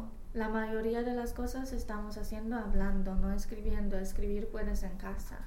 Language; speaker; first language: Spanish; non-native, fluent; English